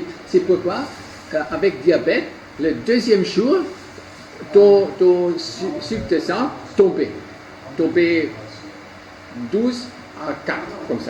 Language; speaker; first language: French; non-native, learner; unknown